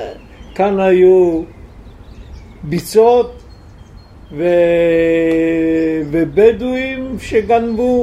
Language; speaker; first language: Hebrew; non-native, fluent; Italian